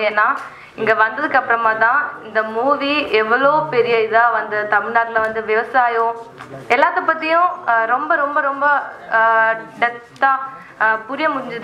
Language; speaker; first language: Tamil; non-native, learner; Malayalam